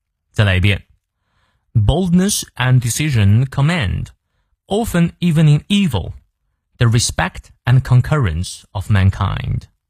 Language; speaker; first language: English; non-native, fluent; Chinese